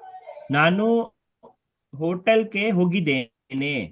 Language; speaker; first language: Kannada; non-native, learner; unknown